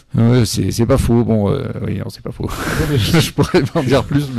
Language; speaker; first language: French; native; French